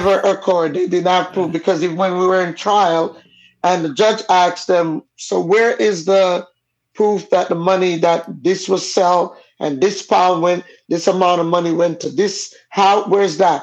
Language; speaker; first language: English; non-native, local second language; Jamaican Creole English